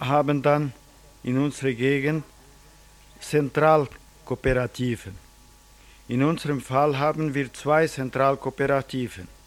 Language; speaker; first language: German; early bilingual, heritage; German